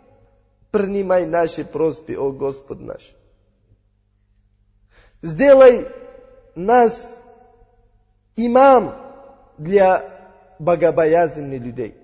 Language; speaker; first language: Russian; non-native, learner; Uzbek